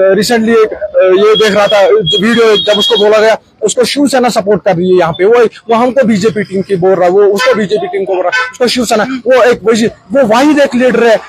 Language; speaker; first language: Hindi; non-native, local second language; Kashmiri